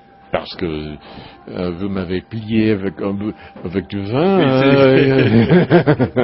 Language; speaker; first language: French; non-native, learner; English